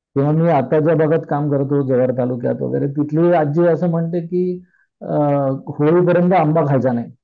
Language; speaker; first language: Marathi; native; Marathi